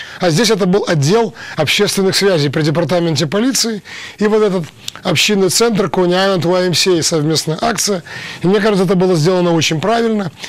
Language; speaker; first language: Russian; native; Russian